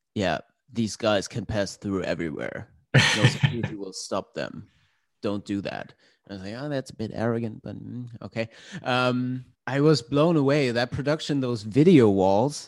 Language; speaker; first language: English; non-native, fluent; German